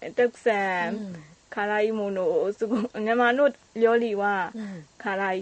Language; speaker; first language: Japanese; non-native, learner; Burmese